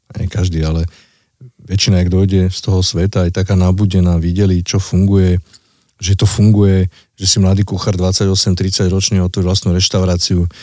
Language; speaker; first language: Slovak; native; Slovak